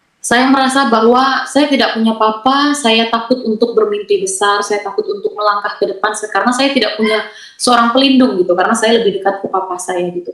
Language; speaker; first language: Indonesian; native; Indonesian